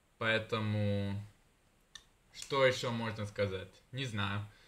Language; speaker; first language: Russian; non-native, learner; Italian